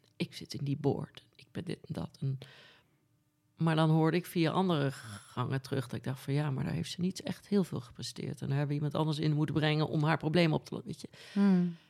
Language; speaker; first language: Dutch; native; Dutch